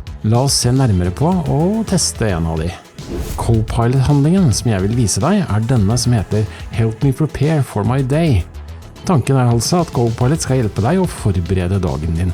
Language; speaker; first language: Norwegian; native; Norwegian